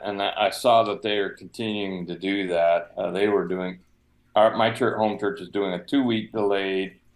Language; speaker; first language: English; native; English